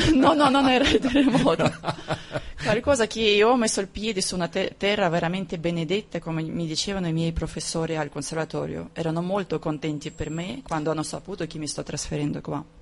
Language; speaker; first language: Italian; non-native, fluent; Russian